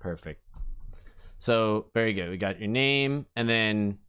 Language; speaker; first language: English; native; English